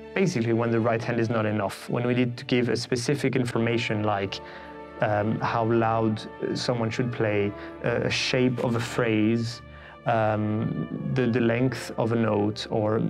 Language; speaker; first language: English; non-native, fluent; French